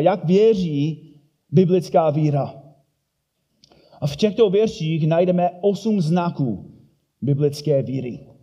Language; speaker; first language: Czech; non-native, fluent; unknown